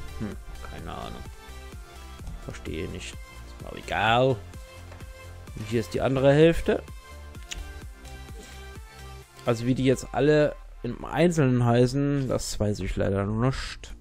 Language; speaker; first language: German; native; German